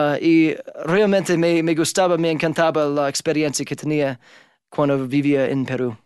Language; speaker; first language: Spanish; non-native, fluent; English